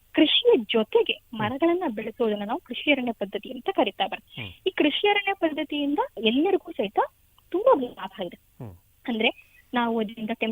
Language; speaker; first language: Kannada; native; Kannada